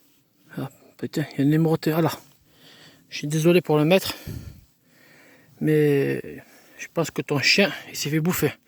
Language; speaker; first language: French; native; French